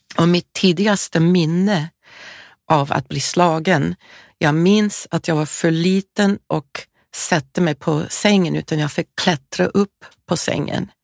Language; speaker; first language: Swedish; non-native, fluent; English